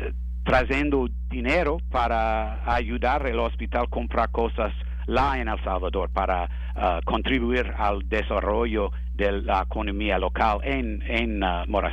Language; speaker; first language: Spanish; non-native, learner; English